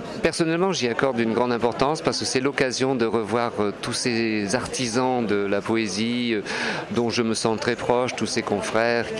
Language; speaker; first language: French; native; French